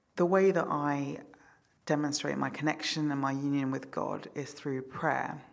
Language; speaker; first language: English; native; English